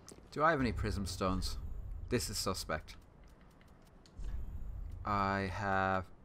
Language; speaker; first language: English; native; English